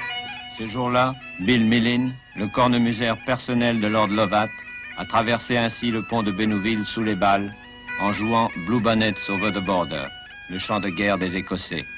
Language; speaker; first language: French; native; French